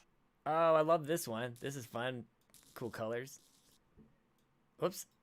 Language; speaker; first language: English; native; English